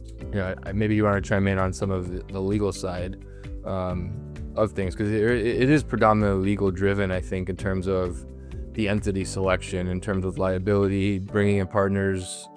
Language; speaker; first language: English; native; English